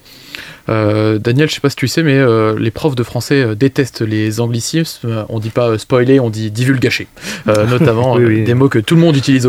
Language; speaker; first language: French; native; French